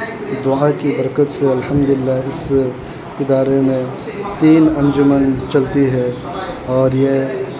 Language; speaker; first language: Hindi; non-native, local second language; Bangla